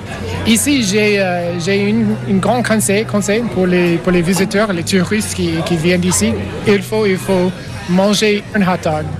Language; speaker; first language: French; non-native, learner; English